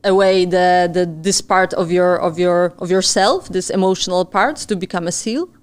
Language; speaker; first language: English; non-native, fluent; Polish